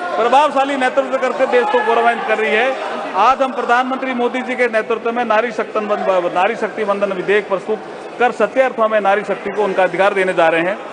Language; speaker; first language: Hindi; native; Hindi